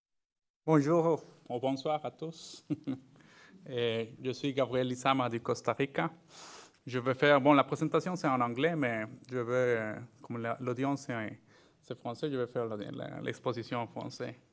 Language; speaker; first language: French; non-native, fluent; Spanish